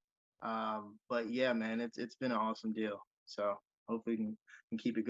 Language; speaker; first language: English; native; English